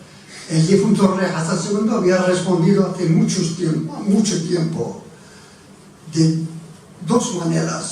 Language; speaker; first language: Spanish; non-native, fluent; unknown